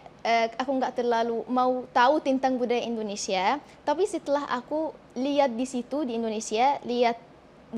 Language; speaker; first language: Indonesian; non-native, fluent; Arabic